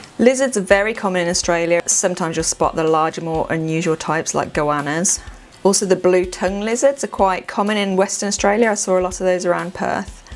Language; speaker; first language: English; native; English